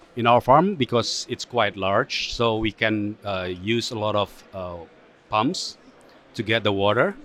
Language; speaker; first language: English; non-native, fluent; Indonesian